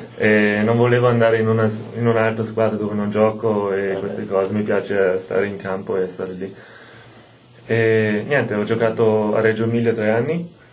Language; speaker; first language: Italian; non-native, fluent; German